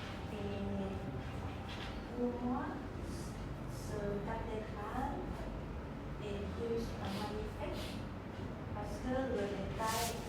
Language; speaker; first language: French; non-native, learner; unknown